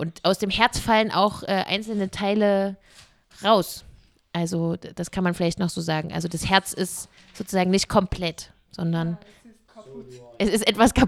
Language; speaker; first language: German; native; German